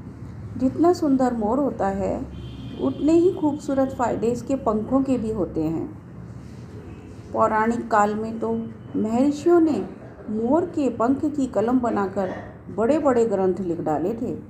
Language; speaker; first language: Hindi; native; Hindi